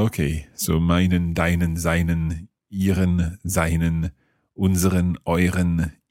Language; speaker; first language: German; non-native, learner; English